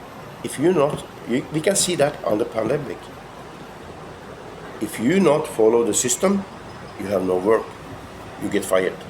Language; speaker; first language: English; non-native, fluent; Norwegian